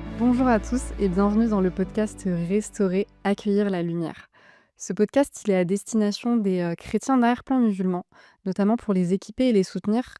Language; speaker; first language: French; native; French